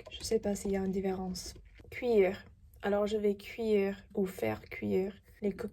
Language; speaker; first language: French; non-native, fluent; English